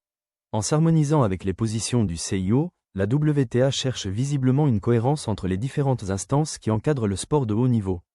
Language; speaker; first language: French; native; French